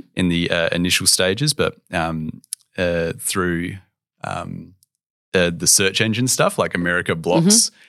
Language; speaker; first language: English; native; English